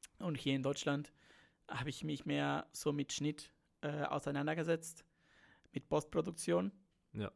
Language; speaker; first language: German; non-native, fluent; Spanish